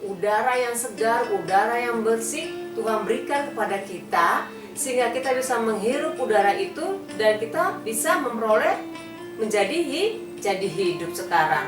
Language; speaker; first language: Indonesian; native; Indonesian